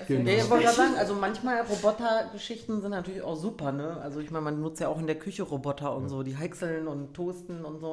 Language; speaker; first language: German; native; German